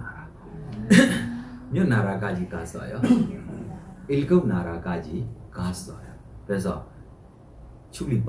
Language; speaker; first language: Korean; non-native, fluent; Burmese